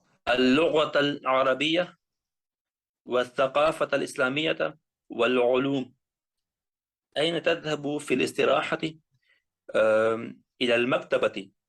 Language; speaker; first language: Arabic; non-native, learner; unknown